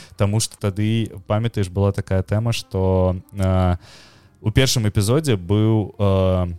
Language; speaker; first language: Belarusian; non-native, local second language; Russian